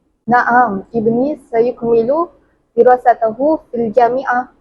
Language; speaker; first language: Arabic; non-native, learner; Malay